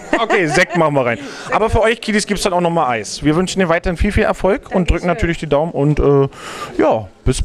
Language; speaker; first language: German; native; German